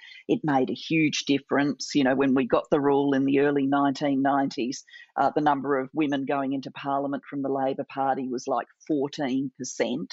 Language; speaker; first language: English; native; English